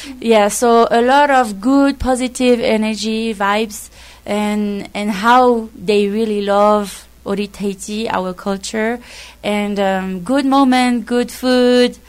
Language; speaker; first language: English; non-native, fluent; French